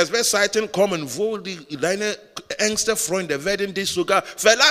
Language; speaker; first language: German; non-native, learner; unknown